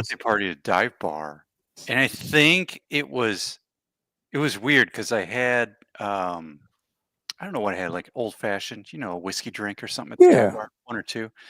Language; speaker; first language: English; native; English